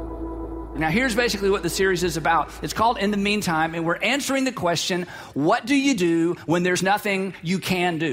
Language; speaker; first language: English; native; English